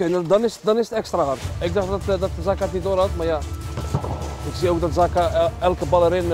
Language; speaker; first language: Dutch; native; Dutch